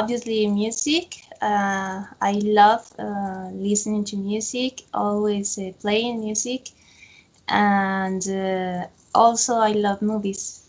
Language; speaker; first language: English; non-native, fluent; Spanish